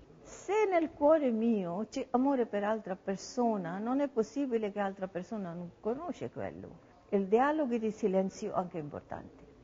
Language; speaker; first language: Italian; non-native, learner; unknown